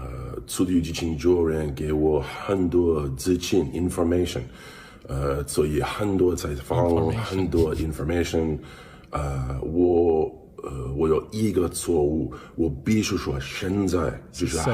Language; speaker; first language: Chinese; non-native, learner; English